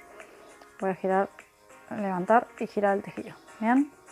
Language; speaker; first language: Spanish; native; Spanish